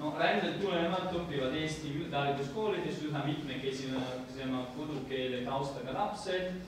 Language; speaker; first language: Estonian; non-native, fluent; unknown